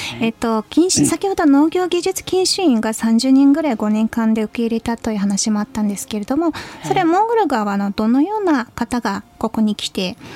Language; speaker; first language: Japanese; non-native, fluent; Mongolian